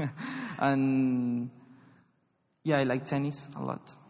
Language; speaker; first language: English; non-native, fluent; Spanish